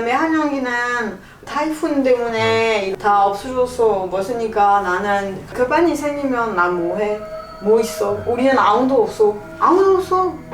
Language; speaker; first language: Korean; non-native, learner; French